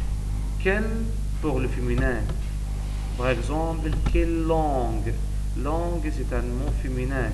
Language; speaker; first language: French; non-native, learner; Arabic